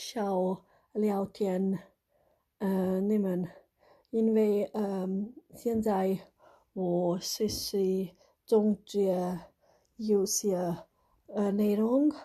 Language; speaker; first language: Chinese; non-native, learner; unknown